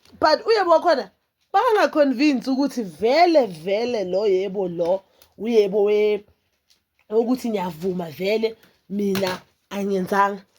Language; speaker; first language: Zulu; native; Zulu